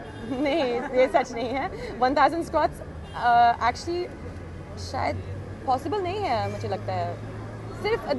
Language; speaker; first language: Hindi; non-native, learner; Sinhala